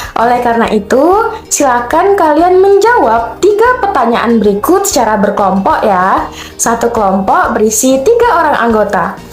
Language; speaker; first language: Indonesian; native; Indonesian